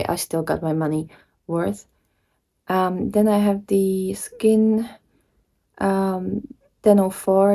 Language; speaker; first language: English; non-native, fluent; Czech